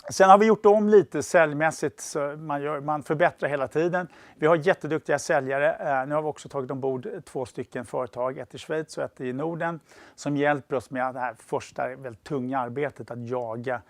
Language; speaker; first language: Swedish; native; Swedish